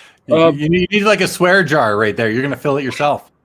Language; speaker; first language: English; native; English